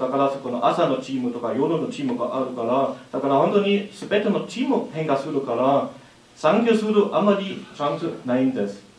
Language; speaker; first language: Japanese; non-native, learner; German